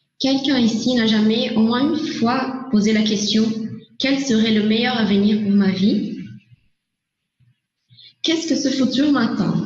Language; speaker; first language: French; non-native, learner; Portuguese